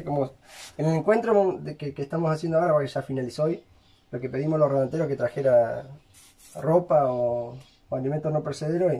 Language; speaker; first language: Spanish; native; Spanish